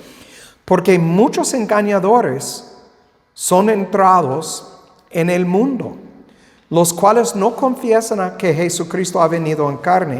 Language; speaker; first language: Spanish; non-native, fluent; English